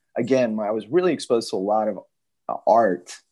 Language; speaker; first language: English; native; English